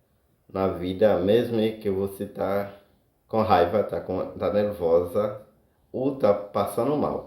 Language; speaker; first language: Portuguese; non-native, learner; Haitian Creole